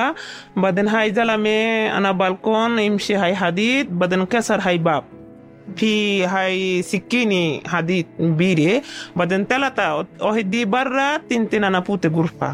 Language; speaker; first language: Arabic; non-native, learner; Bangla